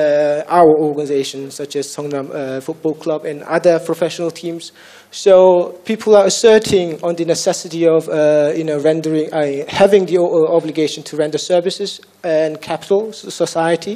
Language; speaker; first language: English; non-native, fluent; Korean